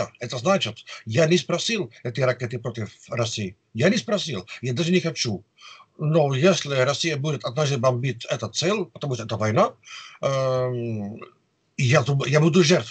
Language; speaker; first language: Russian; non-native, fluent; Dutch